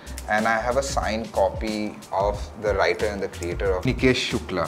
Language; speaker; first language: English; non-native, local second language; Assamese